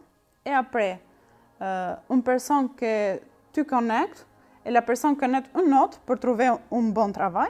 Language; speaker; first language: French; non-native, learner; Albanian